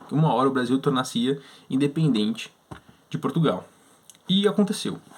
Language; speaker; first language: Portuguese; native; Portuguese